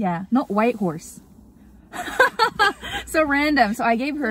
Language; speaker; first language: English; non-native, fluent; Japanese